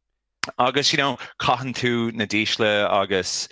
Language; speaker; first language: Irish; non-native, learner; English